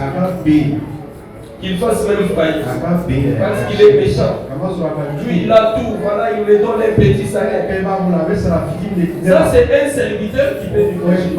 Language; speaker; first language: French; non-native, local second language; Bambara